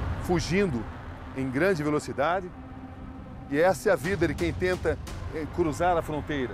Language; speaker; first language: Spanish; non-native, learner; Portuguese